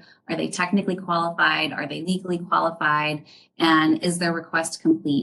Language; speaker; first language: English; native; English